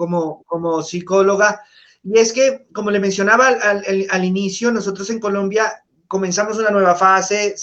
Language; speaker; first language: Spanish; native; Spanish